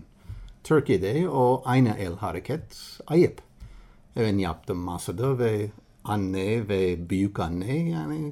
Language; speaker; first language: Turkish; non-native, learner; English